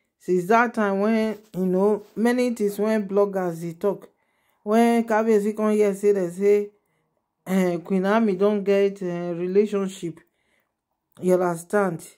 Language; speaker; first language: Nigerian Pidgin; non-native, local second language; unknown